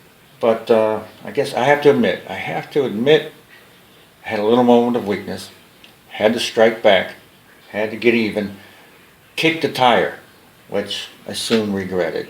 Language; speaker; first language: English; native; English